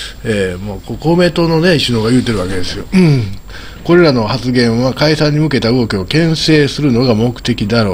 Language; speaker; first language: Japanese; native; Japanese